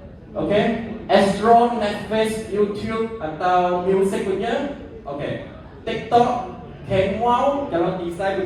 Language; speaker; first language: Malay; non-native, local second language; Chinese